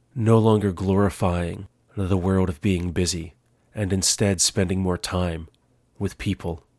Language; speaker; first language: English; native; English